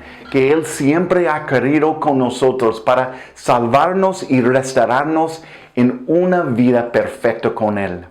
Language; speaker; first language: Spanish; non-native, fluent; English